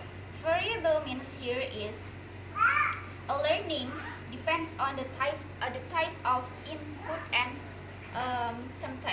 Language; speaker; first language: English; non-native, learner; Indonesian